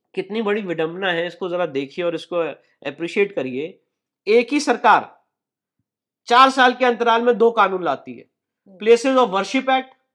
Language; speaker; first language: Hindi; native; Hindi